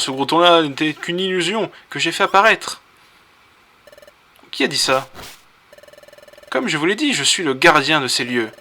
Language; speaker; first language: French; native; French